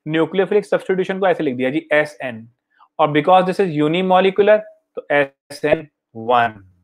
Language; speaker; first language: Hindi; native; Hindi